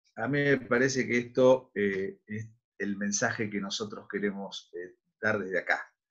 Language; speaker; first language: Spanish; native; Spanish